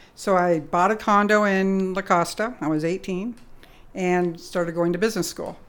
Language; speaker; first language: English; native; English